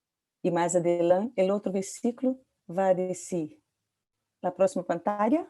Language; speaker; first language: Portuguese; non-native, learner; Spanish